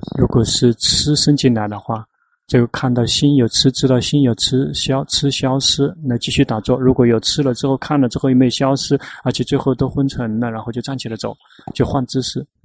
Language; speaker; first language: Chinese; non-native, fluent; Thai